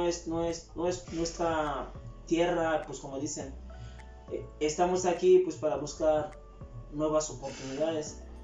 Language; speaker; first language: Spanish; non-native, fluent; Haitian Creole